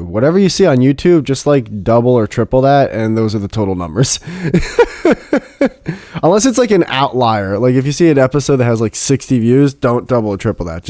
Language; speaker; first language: English; native; English